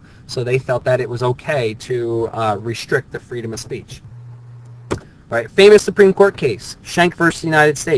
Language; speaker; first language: English; native; English